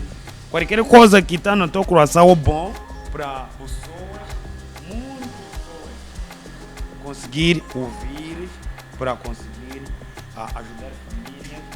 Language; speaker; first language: Portuguese; non-native, learner; Kinyarwanda